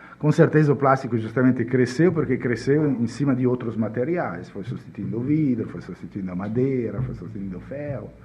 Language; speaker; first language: Portuguese; non-native, fluent; Italian